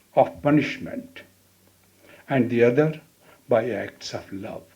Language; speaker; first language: English; non-native, local second language; Hindi